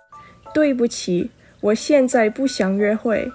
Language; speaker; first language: Chinese; non-native, learner; English